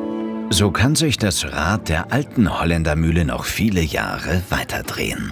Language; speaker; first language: German; native; German